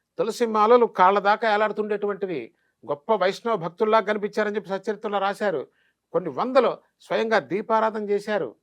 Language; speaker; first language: Telugu; native; Telugu